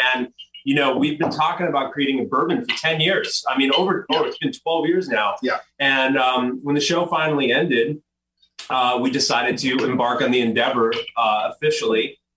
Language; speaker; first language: English; native; English